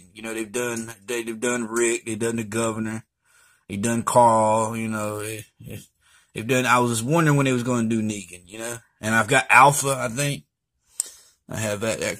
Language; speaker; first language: English; native; English